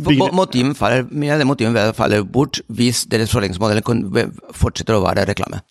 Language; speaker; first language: Norwegian; non-native, fluent; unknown